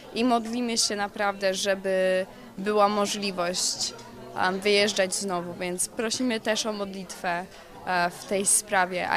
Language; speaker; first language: Polish; early bilingual, other home language; English